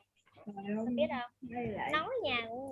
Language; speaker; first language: Vietnamese; native; Vietnamese